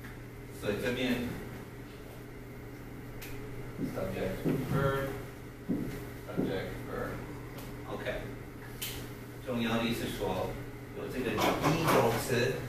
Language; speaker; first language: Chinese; non-native, fluent; English